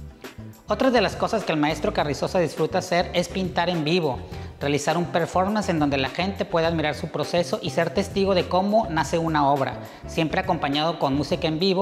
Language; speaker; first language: Spanish; native; Spanish